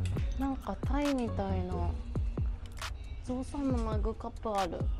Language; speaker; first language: Japanese; native; Japanese